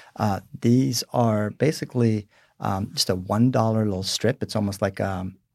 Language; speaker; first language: English; early bilingual, other home language; Swedish